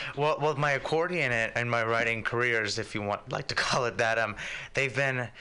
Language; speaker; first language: English; native; English